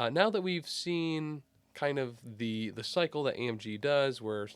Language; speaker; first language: English; native; English